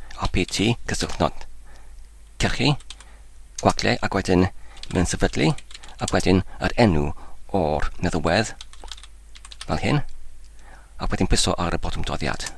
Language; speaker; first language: Welsh; non-native, learner; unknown